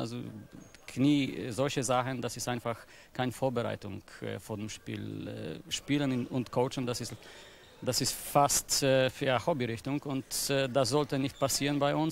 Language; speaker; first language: German; non-native, fluent; Polish